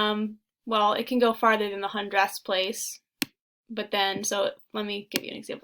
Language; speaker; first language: English; native; English